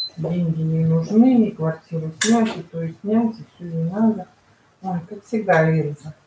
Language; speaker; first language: Russian; native; Russian